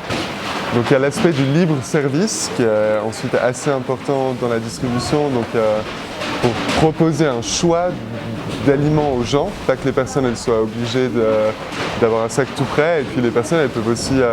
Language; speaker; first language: French; native; French